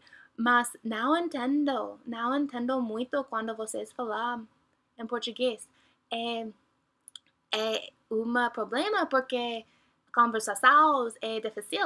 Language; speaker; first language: Portuguese; non-native, learner; English